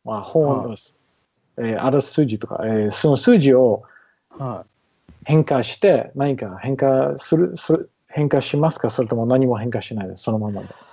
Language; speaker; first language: Japanese; non-native, learner; English